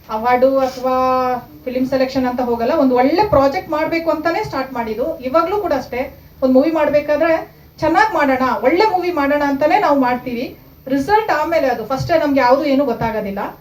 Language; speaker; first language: Kannada; non-native, local second language; Kodava